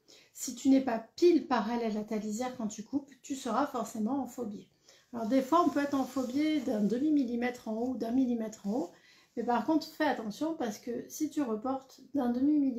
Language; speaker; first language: French; native; French